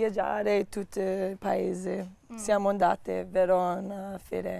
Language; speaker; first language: Italian; non-native, learner; English